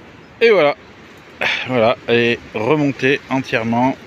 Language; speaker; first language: French; native; French